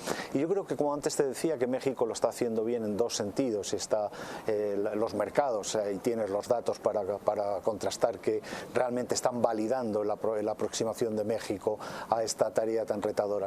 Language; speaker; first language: Spanish; native; Spanish